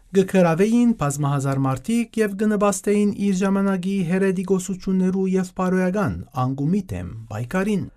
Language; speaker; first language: Armenian; native; Armenian